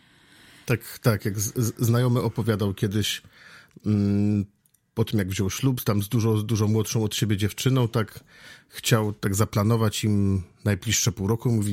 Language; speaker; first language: Polish; native; Polish